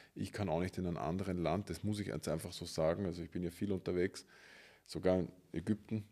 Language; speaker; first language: German; native; German